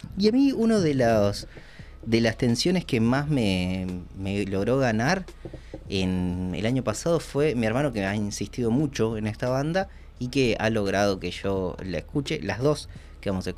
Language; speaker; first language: Spanish; native; Spanish